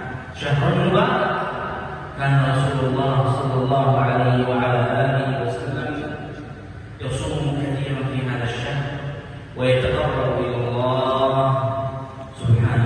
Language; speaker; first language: Arabic; non-native, fluent; Indonesian